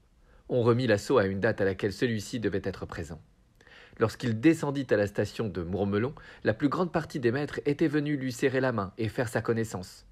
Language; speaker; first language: French; native; French